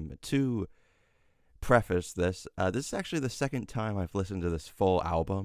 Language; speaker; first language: English; native; English